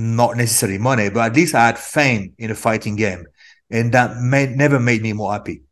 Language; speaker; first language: English; non-native, fluent; French